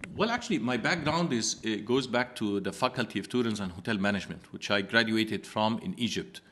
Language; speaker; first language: English; non-native, fluent; Italian